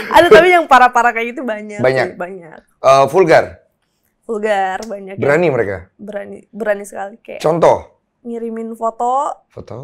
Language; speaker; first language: Indonesian; native; Indonesian